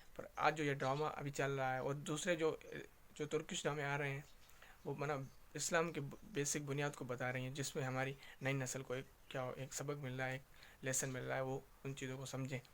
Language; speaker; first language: Urdu; non-native, local second language; Sindhi